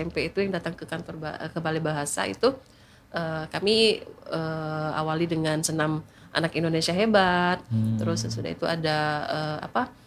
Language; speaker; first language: Indonesian; native; Indonesian